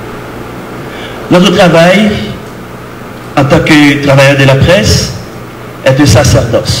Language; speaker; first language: French; non-native, local second language; Haitian Creole